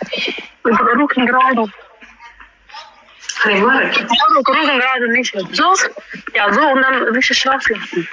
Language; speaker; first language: German; early bilingual, other home language; Amharic